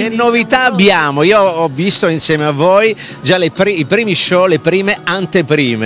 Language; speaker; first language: Italian; native; Italian